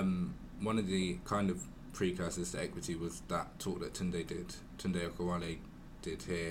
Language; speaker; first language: English; native; English